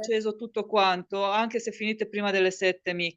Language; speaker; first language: Italian; native; Italian